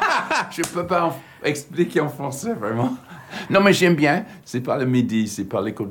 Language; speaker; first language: French; non-native, fluent; English